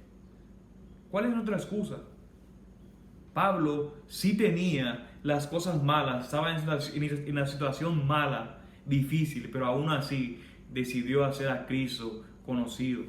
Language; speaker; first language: Spanish; native; Spanish